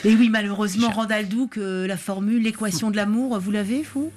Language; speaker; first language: French; native; French